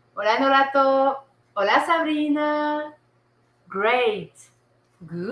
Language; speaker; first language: Portuguese; non-native, learner; French